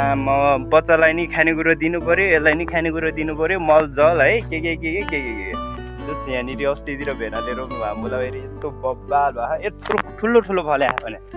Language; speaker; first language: Nepali; non-native, local second language; Eastern Tamang